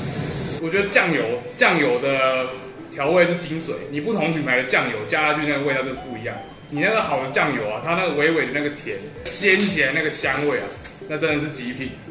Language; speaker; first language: Chinese; native; Chinese